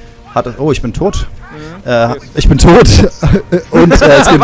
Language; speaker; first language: German; native; German